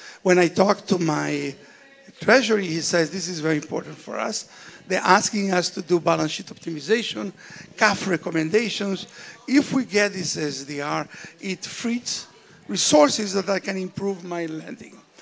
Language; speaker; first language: English; non-native, fluent; Portuguese